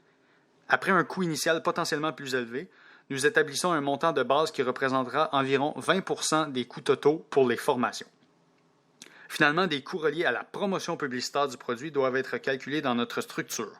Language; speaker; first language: French; native; French